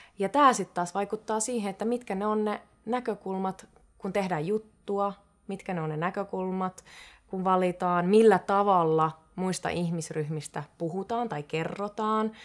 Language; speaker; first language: Finnish; native; Finnish